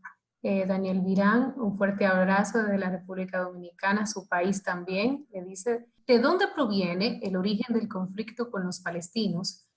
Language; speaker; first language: Spanish; native; Spanish